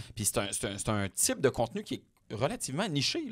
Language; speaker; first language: French; native; French